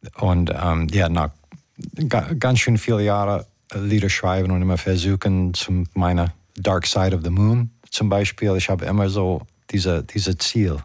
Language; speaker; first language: German; non-native, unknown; English